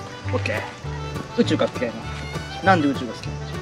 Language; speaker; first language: Japanese; native; Japanese